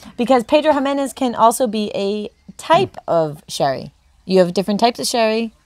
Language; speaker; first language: English; native; English